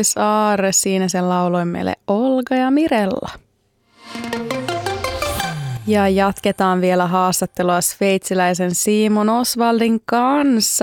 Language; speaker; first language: Finnish; native; Finnish